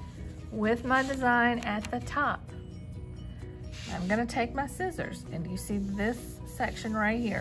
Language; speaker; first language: English; native; English